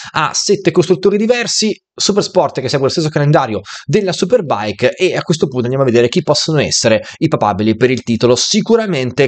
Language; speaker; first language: Italian; native; Italian